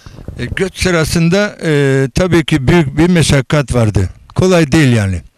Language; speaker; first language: Turkish; early bilingual, other home language; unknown